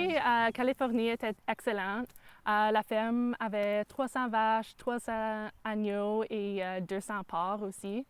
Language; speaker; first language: French; non-native, local second language; English